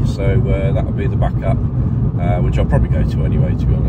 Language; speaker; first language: English; native; English